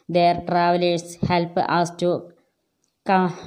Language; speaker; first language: English; non-native, local second language; Malayalam